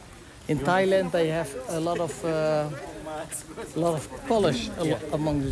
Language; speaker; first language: English; non-native, learner; Dutch